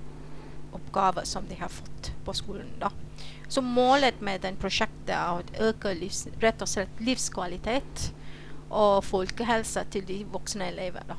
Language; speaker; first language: Norwegian; non-native, fluent; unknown